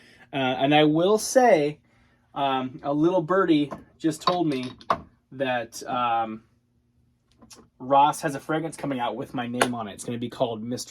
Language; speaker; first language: English; native; English